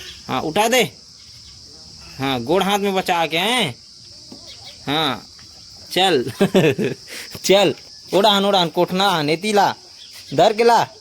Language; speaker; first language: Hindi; non-native, local second language; Chhattisgarhi